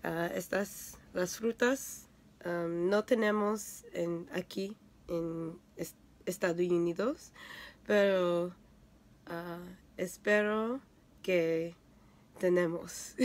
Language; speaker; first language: Spanish; non-native, learner; English